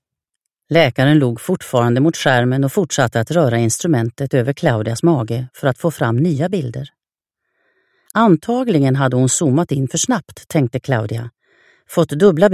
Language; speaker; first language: Swedish; native; Swedish